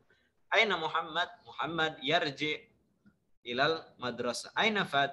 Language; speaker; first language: Arabic; non-native, fluent; Indonesian